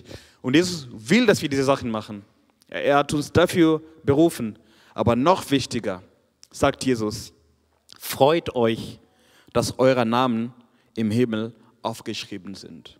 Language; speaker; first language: German; non-native, fluent; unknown